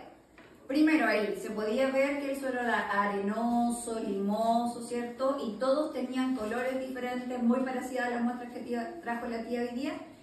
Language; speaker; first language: Spanish; native; Spanish